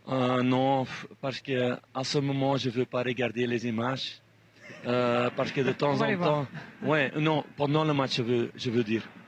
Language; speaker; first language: French; non-native, fluent; Dutch